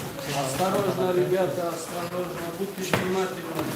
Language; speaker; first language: Russian; native; Russian